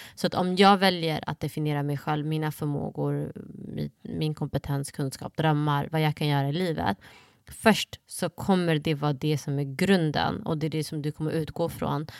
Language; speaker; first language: Swedish; early bilingual, other home language; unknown